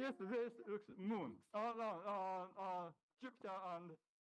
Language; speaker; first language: English; non-native, learner; Japanese